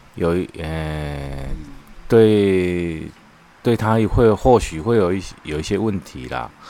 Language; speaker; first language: Chinese; native; Chinese